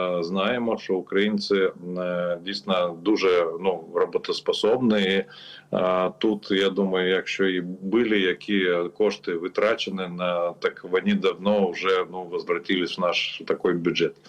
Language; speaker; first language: Ukrainian; non-native, learner; Lithuanian